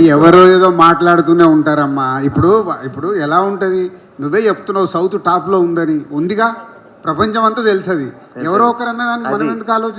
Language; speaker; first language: Telugu; native; Telugu